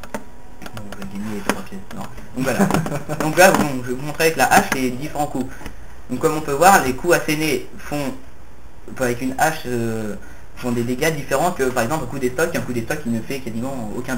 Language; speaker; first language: French; native; French